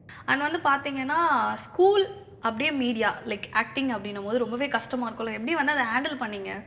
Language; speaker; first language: Tamil; native; Tamil